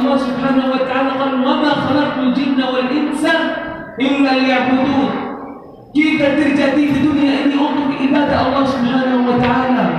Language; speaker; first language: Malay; non-native, learner; Arabic